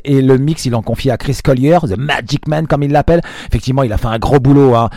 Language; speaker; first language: French; native; French